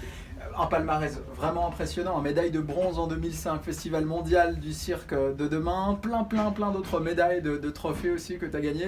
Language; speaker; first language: French; native; French